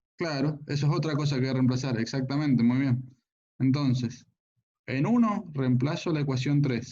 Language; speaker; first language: Spanish; native; Spanish